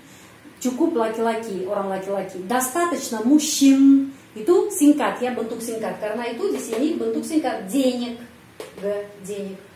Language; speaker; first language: Indonesian; non-native, fluent; Russian